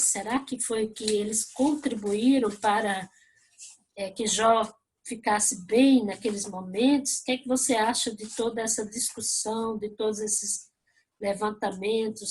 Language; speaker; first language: Portuguese; native; Portuguese